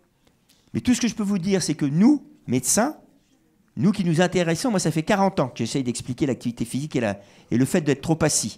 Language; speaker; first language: French; native; French